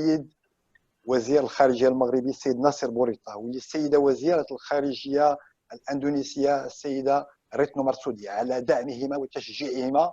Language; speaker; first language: Arabic; native; Arabic